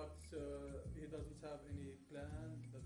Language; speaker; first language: English; non-native, fluent; Arabic